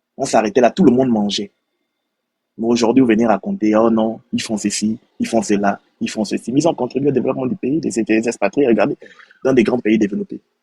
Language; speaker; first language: French; native; French